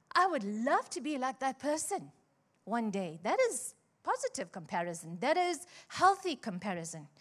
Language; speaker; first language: English; native; English